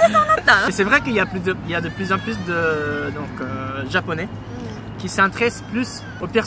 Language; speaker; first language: French; non-native, fluent; Japanese